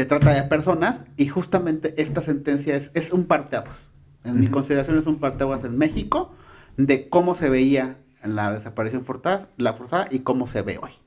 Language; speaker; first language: Spanish; native; Spanish